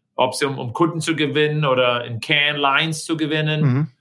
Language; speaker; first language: German; native; German